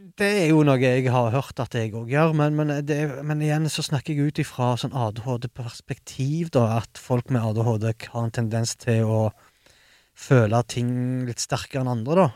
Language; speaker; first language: Norwegian; early bilingual, other home language; Arabic